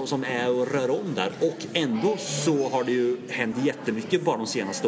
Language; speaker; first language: Swedish; native; Swedish